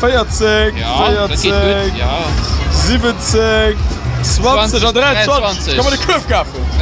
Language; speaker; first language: German; native; German